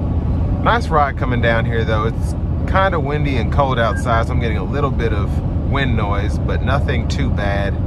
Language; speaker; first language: English; native; English